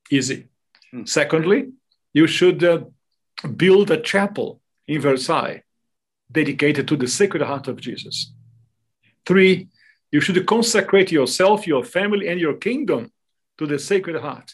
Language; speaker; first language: English; non-native, fluent; Portuguese